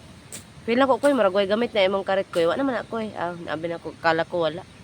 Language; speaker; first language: Filipino; non-native, local second language; Cebuano